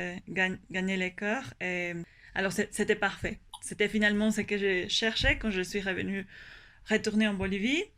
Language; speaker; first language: French; non-native, fluent; Spanish